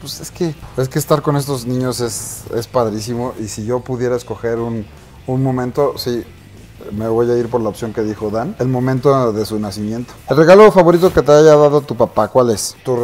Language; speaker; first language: Spanish; native; Spanish